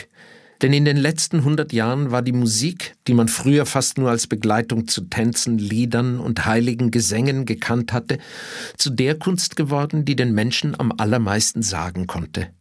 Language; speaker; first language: German; native; German